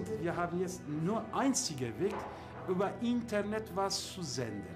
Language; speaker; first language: German; non-native, learner; Turkish